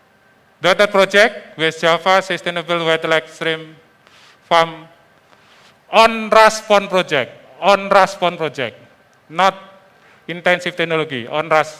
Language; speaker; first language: English; non-native, fluent; Indonesian